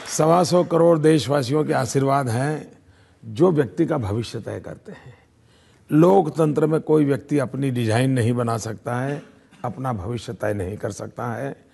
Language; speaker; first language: Hindi; non-native, local second language; Gujarati